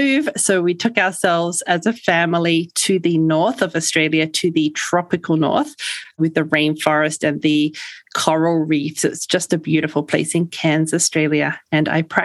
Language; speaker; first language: English; native; English